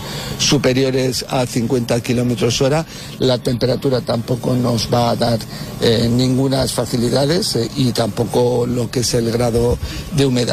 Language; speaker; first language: Spanish; native; Spanish